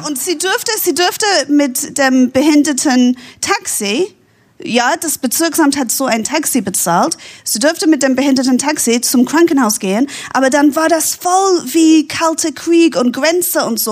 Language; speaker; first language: German; non-native, fluent; English